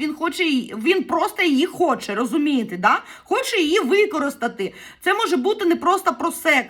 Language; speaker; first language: Ukrainian; native; Ukrainian